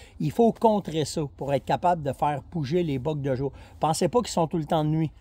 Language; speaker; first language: French; native; French